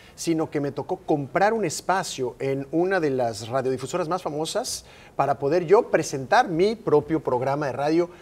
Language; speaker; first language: Spanish; native; Spanish